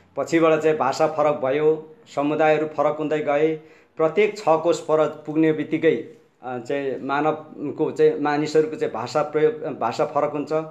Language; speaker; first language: Nepali; non-native, local second language; Limburgish